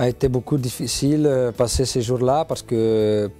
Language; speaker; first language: French; non-native, local second language; Italian